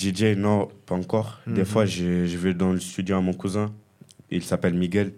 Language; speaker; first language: French; early bilingual, other home language; Kabuverdianu